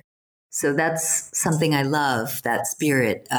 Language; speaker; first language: English; native; English